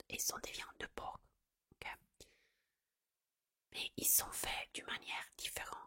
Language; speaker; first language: French; non-native, fluent; Italian